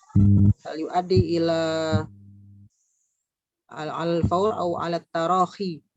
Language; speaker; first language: Arabic; non-native, fluent; Indonesian